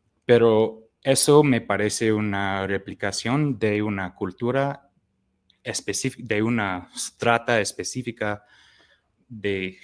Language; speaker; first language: Spanish; non-native, fluent; English